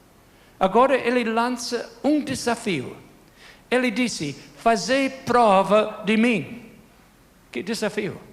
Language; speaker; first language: Portuguese; non-native, fluent; English